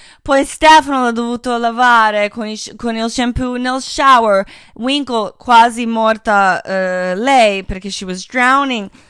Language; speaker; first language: Italian; native; Italian